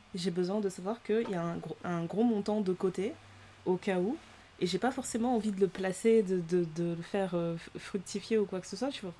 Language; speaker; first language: French; early bilingual, other home language; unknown